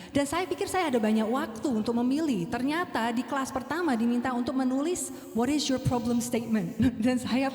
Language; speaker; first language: Indonesian; non-native, fluent; English